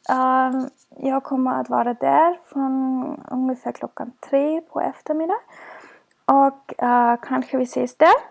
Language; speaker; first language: Swedish; non-native, fluent; German